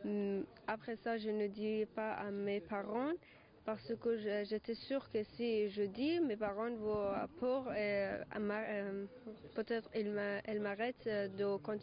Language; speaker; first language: French; non-native, learner; Persian